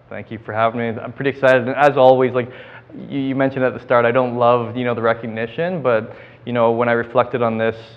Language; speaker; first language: English; native; English